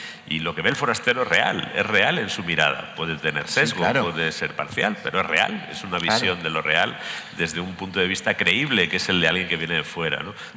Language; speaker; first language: Spanish; native; Spanish